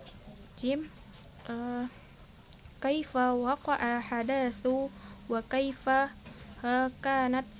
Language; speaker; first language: Arabic; non-native, learner; Indonesian